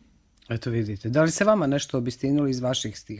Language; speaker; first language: Croatian; native; Croatian